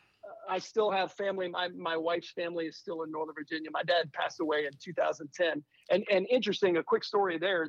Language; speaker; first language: English; native; English